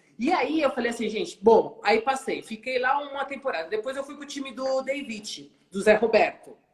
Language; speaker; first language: Portuguese; native; Portuguese